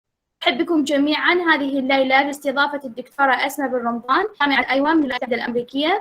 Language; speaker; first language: Arabic; native; Arabic